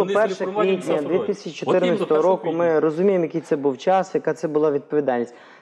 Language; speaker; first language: Ukrainian; native; Ukrainian